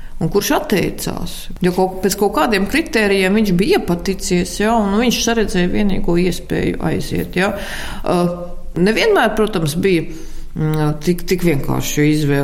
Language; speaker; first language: Latvian; native; Latvian